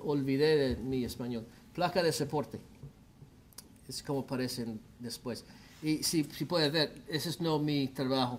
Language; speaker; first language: Spanish; non-native, learner; English